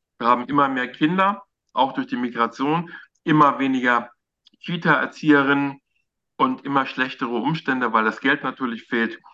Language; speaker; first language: German; native; German